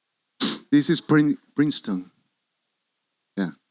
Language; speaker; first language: English; non-native, learner; Spanish